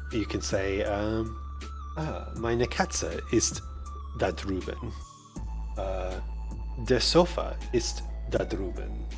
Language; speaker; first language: German; non-native, learner; English